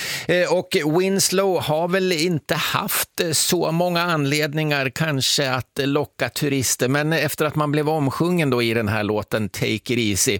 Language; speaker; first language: Swedish; native; Swedish